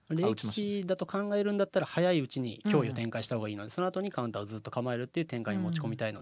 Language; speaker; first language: Japanese; native; Japanese